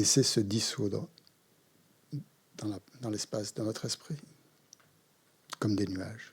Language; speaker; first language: French; native; French